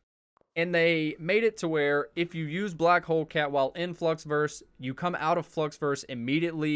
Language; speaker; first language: English; native; English